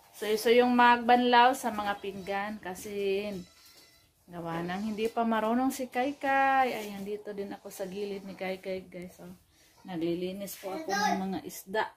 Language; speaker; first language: Filipino; non-native, local second language; Bikol